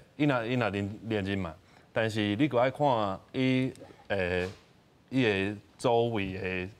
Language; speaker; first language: Min Nan Chinese; non-native, fluent; English